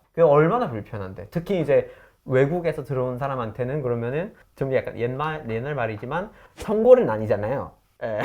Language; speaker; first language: Korean; non-native, fluent; English